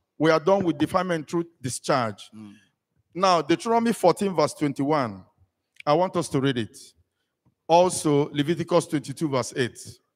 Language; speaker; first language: English; non-native, local second language; Igbo